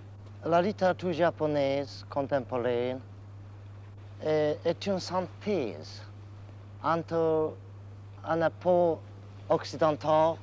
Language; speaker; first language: French; non-native, learner; Japanese